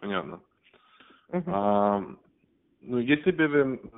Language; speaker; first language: Russian; non-native, learner; English